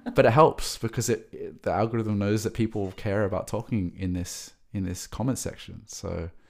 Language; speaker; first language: English; native; English